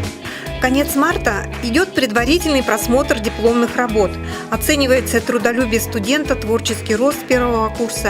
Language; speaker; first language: Russian; native; Russian